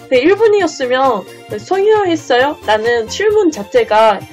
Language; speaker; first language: Korean; non-native, fluent; Japanese